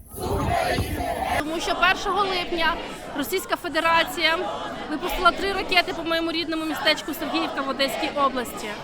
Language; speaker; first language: Ukrainian; native; Ukrainian